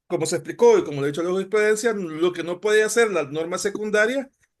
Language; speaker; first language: Spanish; native; Spanish